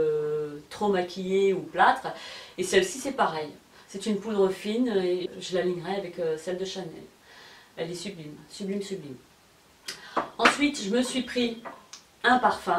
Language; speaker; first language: French; native; French